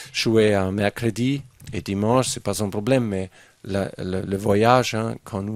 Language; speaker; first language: French; non-native, fluent; German